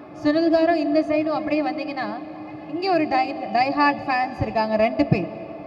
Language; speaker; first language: Tamil; native; Tamil